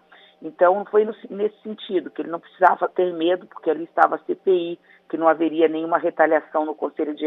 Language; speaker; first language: Portuguese; native; Portuguese